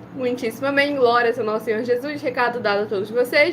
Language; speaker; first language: Portuguese; native; Portuguese